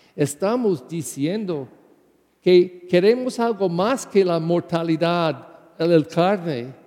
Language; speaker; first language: Spanish; non-native, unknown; English